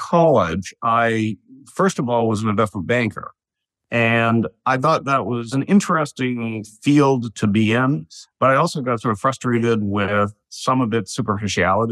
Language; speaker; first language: English; native; English